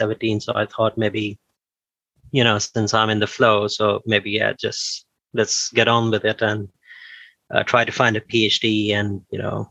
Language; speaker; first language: English; non-native, local second language; Urdu